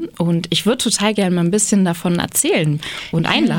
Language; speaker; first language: German; native; German